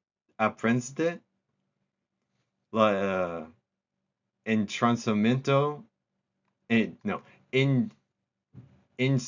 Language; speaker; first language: Spanish; non-native, learner; English